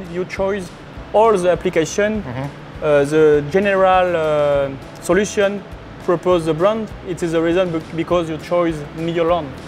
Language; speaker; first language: English; non-native, learner; French